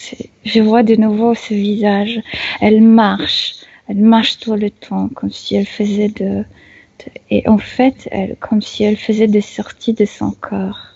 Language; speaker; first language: French; non-native, fluent; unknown